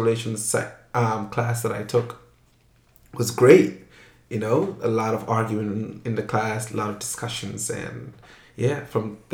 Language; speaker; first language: English; non-native, local second language; Wolof